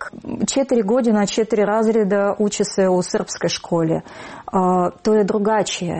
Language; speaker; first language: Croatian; non-native, learner; Russian